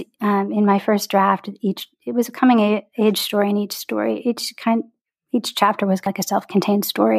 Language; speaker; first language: English; native; English